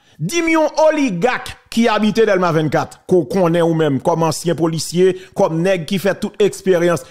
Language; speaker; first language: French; non-native, local second language; Haitian Creole